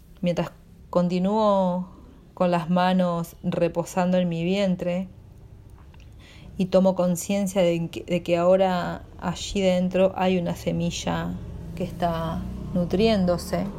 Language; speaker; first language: Spanish; native; Spanish